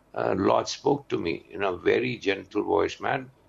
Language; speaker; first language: English; non-native, local second language; Urdu